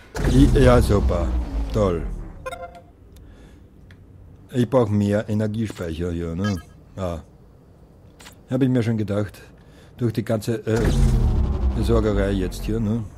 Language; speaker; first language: German; native; German